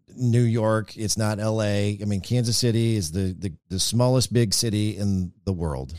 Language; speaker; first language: English; native; English